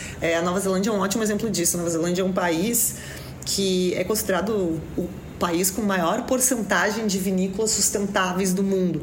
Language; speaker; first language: Portuguese; native; Portuguese